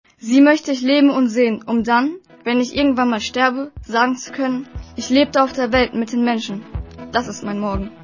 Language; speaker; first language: German; early bilingual, other home language; Russian